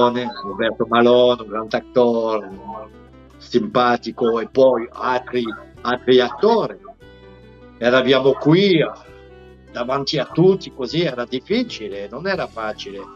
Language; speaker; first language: Italian; non-native, fluent; French